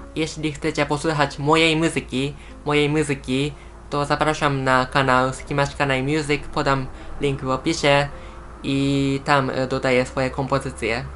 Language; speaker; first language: Polish; non-native, fluent; Japanese